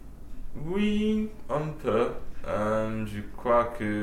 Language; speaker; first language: French; early bilingual, heritage; French